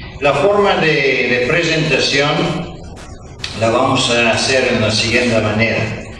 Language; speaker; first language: Spanish; non-native, fluent; Bulgarian